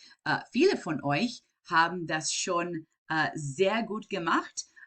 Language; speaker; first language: German; non-native, fluent; English